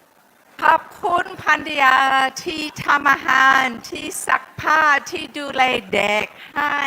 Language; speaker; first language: Thai; non-native, fluent; English